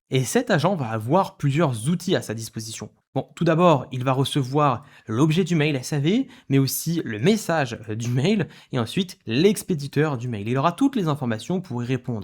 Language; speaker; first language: French; native; French